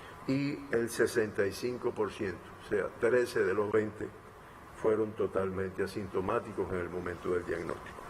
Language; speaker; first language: Spanish; native; Spanish